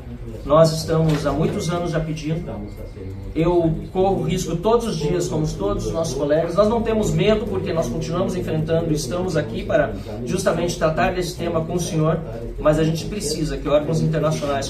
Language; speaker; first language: Portuguese; native; Portuguese